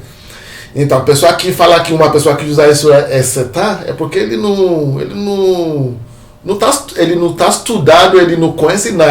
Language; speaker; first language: Portuguese; non-native, fluent; Yoruba